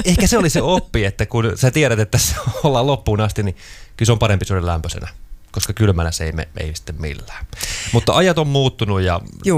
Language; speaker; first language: Finnish; native; Finnish